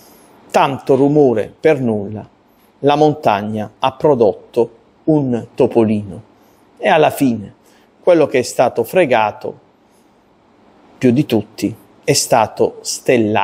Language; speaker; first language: Italian; native; Italian